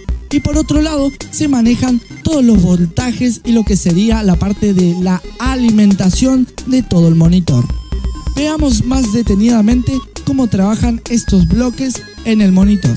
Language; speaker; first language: Spanish; native; Spanish